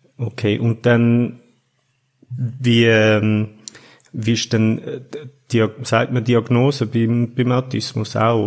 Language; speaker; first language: German; native; German